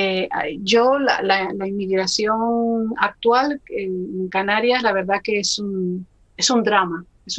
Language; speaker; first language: Spanish; native; Spanish